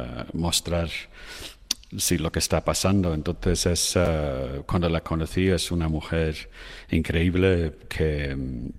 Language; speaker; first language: Spanish; non-native, fluent; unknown